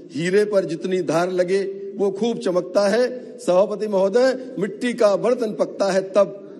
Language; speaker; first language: Hindi; native; Hindi